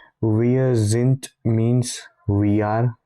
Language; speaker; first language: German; non-native, fluent; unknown